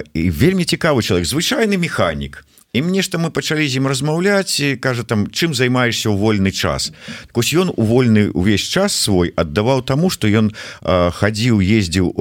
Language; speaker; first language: Belarusian; native; Belarusian